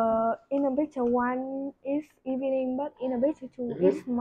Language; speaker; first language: English; non-native, learner; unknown